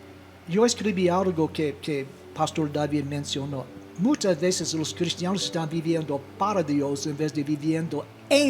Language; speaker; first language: Spanish; non-native, fluent; English